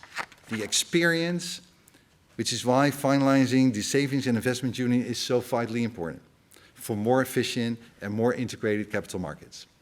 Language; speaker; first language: English; non-native, fluent; Dutch